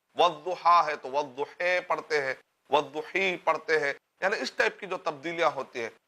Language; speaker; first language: Urdu; native; Urdu